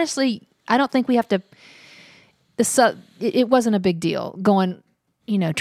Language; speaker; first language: English; native; English